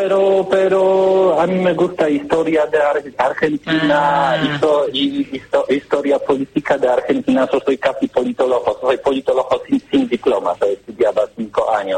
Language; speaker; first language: Spanish; non-native, learner; Polish